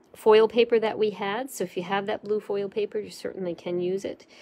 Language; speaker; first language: English; native; English